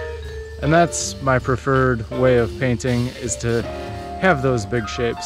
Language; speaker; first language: English; native; English